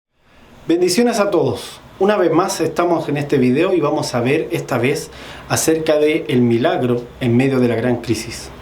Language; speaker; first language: Spanish; native; Spanish